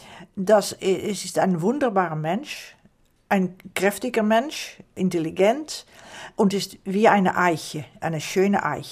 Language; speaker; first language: German; non-native, fluent; Dutch